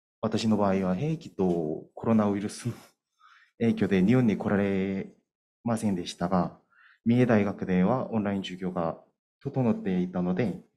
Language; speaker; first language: Japanese; non-native, fluent; Korean